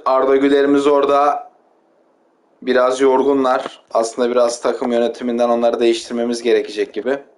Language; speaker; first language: Turkish; native; Turkish